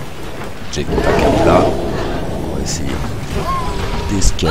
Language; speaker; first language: French; native; French